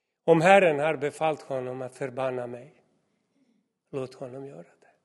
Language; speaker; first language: Swedish; non-native, fluent; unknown